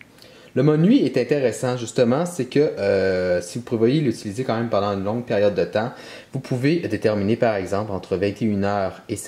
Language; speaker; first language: French; native; French